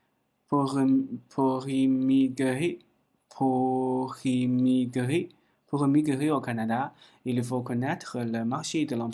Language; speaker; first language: French; non-native, learner; Chinese